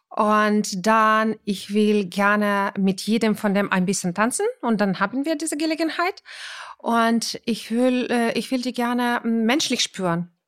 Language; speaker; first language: German; non-native, fluent; Ukrainian